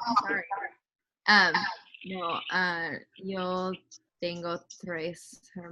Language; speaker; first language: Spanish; non-native, learner; English